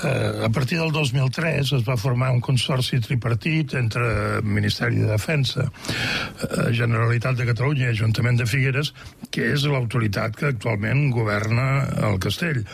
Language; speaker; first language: Catalan; native; Catalan